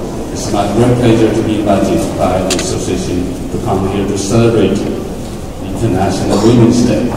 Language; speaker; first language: English; non-native, fluent; Chinese